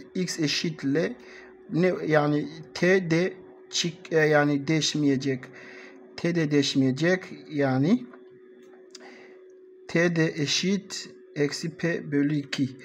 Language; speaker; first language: Turkish; non-native, learner; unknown